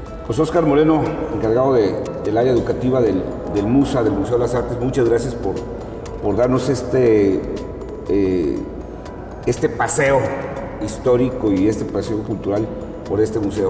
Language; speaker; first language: Spanish; native; Spanish